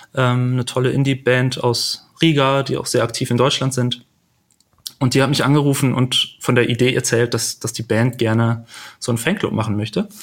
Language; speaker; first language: German; native; German